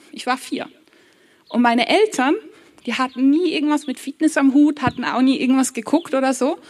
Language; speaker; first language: German; early bilingual, other home language; Polish